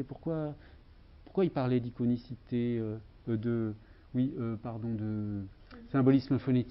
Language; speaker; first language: French; native; French